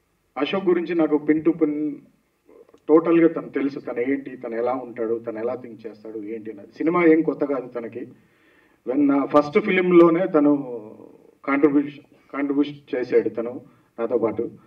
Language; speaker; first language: Telugu; native; Telugu